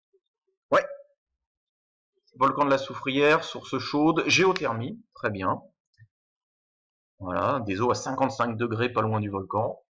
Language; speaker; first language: French; native; French